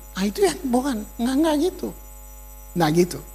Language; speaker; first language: Indonesian; native; Indonesian